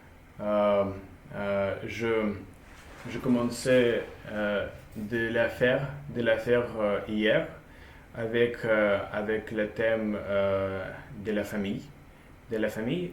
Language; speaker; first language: French; non-native, learner; Russian